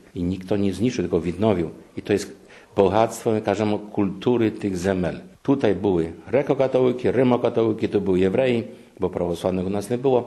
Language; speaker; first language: Ukrainian; non-native, fluent; Polish